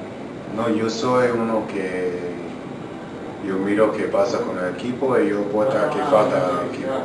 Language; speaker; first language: Spanish; non-native, learner; English